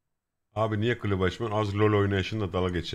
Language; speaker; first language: Turkish; native; Turkish